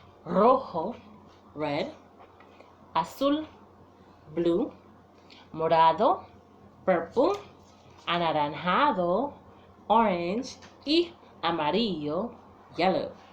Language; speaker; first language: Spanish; non-native, fluent; English